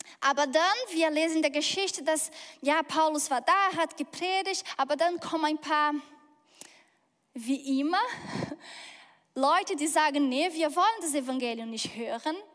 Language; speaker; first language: German; non-native, fluent; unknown